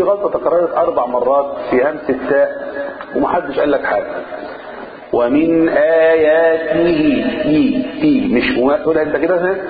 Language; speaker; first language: Arabic; native; Arabic